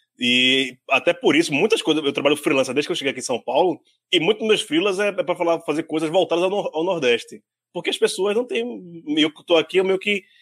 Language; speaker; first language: Portuguese; native; Portuguese